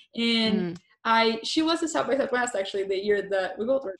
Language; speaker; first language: English; non-native, fluent; Portuguese